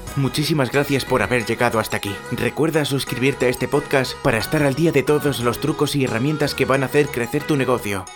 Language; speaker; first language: Spanish; native; Spanish